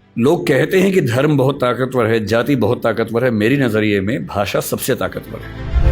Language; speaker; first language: Hindi; native; Hindi